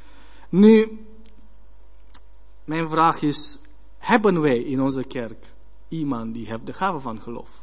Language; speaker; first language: Dutch; non-native, learner; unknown